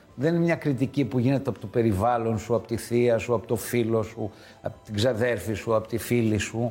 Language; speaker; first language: Greek; native; Greek